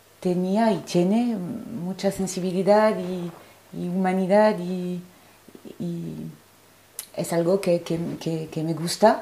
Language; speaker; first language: Spanish; non-native, fluent; French